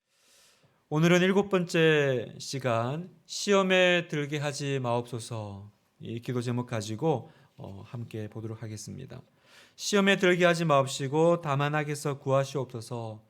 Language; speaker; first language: Korean; native; Korean